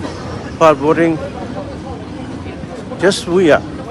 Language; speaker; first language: English; non-native, learner; Urdu